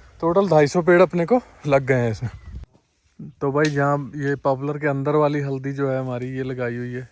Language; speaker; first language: Hindi; non-native, local second language; Punjabi